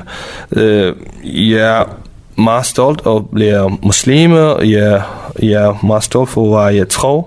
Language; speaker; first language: Danish; non-native, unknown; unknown